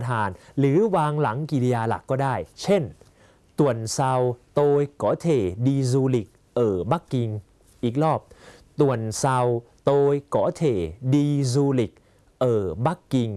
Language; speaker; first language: Thai; native; Thai